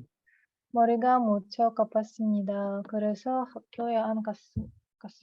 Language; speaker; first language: Korean; non-native, learner; Russian